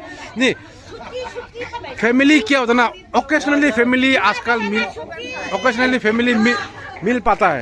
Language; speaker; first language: Hindi; non-native, local second language; Rongmei Naga